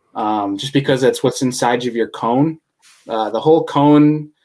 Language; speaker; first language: English; native; English